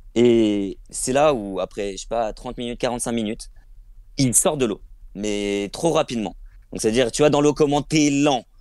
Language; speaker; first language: French; native; French